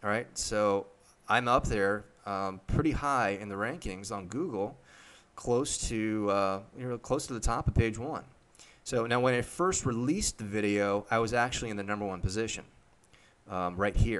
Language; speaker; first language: English; native; English